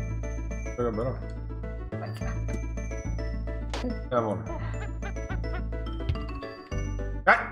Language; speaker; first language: Swedish; native; Swedish